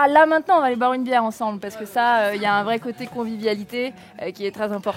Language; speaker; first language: French; native; French